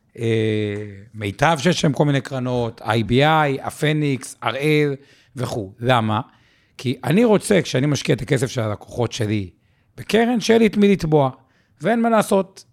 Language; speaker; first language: Hebrew; native; Hebrew